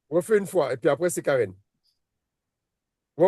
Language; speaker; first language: French; native; French